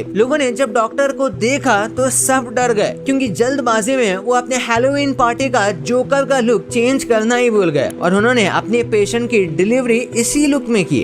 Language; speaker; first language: Hindi; native; Hindi